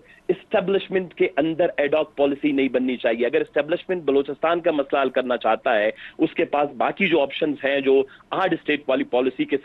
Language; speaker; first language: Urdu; non-native, local second language; Baluchi